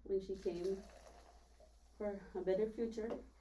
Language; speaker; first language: English; non-native, fluent; Spanish